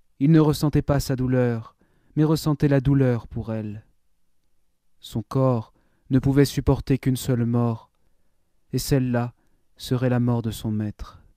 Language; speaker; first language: French; native; French